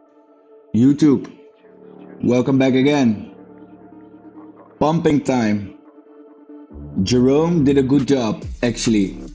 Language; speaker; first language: English; non-native, fluent; Dutch